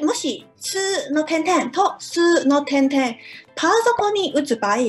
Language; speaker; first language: Japanese; non-native, fluent; Cantonese